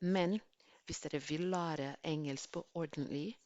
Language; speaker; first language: Norwegian; non-native, fluent; English